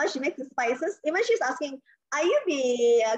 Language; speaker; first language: English; non-native, local second language; Tamil